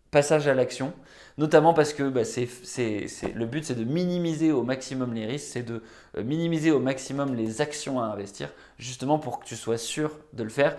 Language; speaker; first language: French; native; French